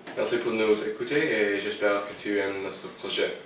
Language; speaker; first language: French; non-native, learner; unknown